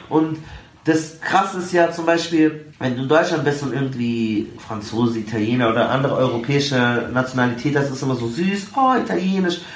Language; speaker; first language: German; early bilingual, other home language; Arabic